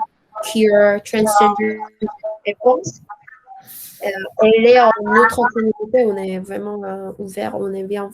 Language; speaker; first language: French; non-native, learner; Korean